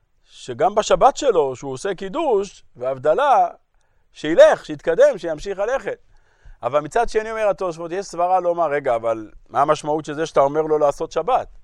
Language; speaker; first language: Hebrew; native; Hebrew